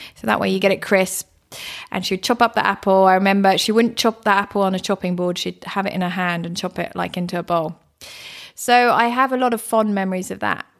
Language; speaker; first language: English; early bilingual, other home language; German